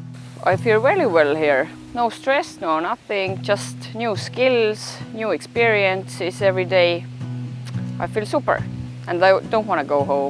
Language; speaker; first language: English; non-native, learner; Estonian